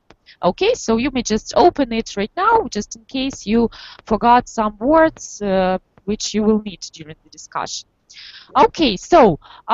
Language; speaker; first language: English; non-native, fluent; Russian